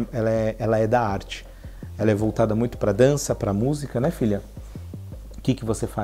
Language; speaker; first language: Portuguese; native; Portuguese